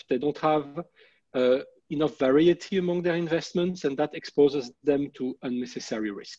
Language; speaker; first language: English; non-native, fluent; French